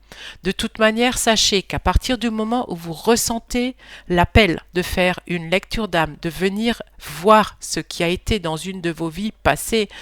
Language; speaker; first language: French; native; French